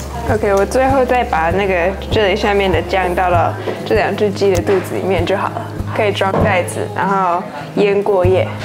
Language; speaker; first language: Chinese; native; Chinese